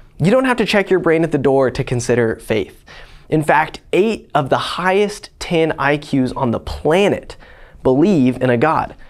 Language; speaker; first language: English; native; English